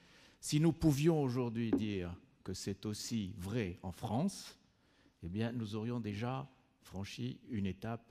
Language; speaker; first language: French; native; French